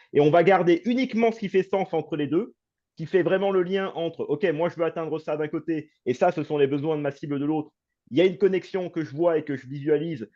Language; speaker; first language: French; native; French